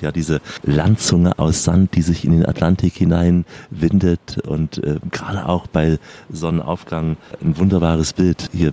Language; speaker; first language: German; native; German